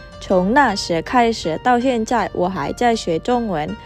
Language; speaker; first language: Chinese; non-native, learner; Indonesian